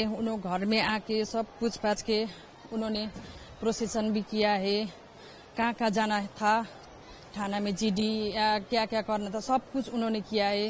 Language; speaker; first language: Hindi; non-native, local second language; Nepali